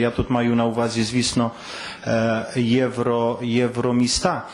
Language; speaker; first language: Ukrainian; non-native, fluent; Polish